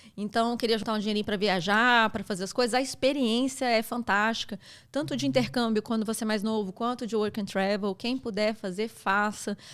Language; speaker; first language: Portuguese; native; Portuguese